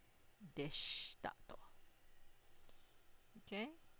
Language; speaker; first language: Japanese; non-native, fluent; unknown